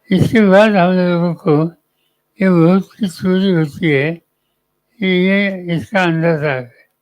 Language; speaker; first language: Hindi; non-native, local second language; Marathi